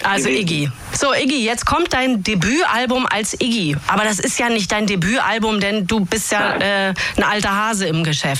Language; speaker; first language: German; native; German